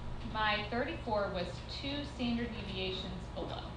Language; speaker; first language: English; native; English